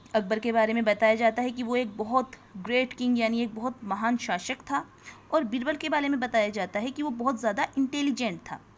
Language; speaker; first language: Hindi; native; Hindi